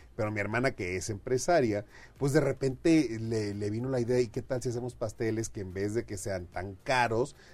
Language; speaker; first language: Spanish; native; Spanish